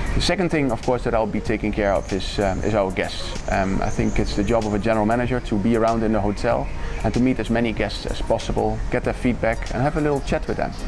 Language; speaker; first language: English; non-native, fluent; Dutch